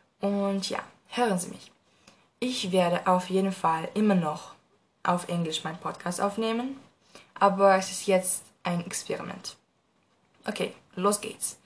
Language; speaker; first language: German; non-native, learner; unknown